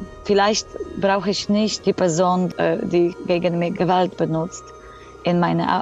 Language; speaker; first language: German; non-native, fluent; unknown